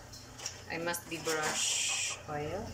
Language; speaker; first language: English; non-native, local second language; Filipino